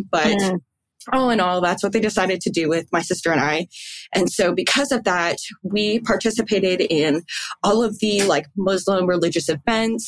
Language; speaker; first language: English; native; English